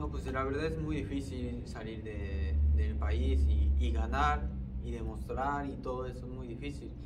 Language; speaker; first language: Spanish; non-native, fluent; Japanese